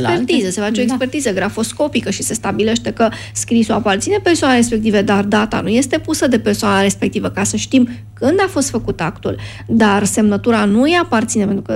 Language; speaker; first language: Romanian; native; Romanian